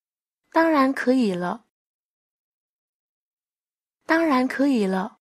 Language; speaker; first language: Chinese; non-native, fluent; Vietnamese